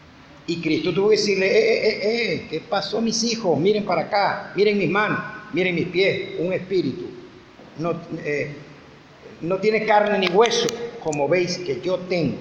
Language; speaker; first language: Spanish; native; Spanish